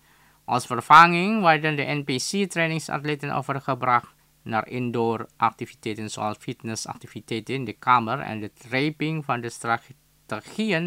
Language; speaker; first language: Dutch; non-native, fluent; Indonesian